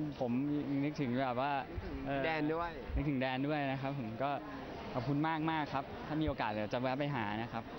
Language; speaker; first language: Thai; native; Thai